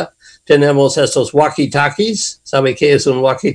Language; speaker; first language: Spanish; non-native, learner; English